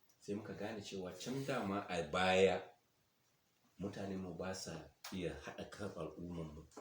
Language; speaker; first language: Hausa; non-native, local second language; Fula